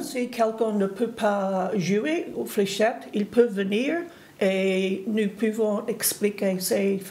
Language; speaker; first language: French; non-native, learner; English